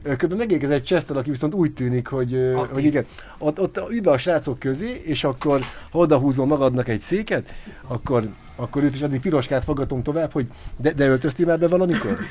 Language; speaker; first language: Hungarian; native; Hungarian